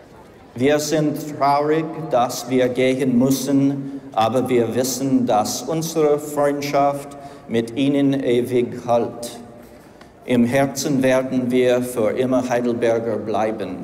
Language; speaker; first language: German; non-native, fluent; English